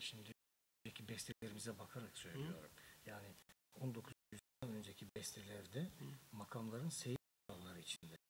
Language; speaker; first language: Turkish; native; Turkish